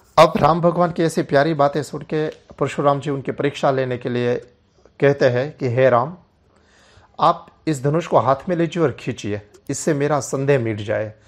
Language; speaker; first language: Hindi; non-native, local second language; Gujarati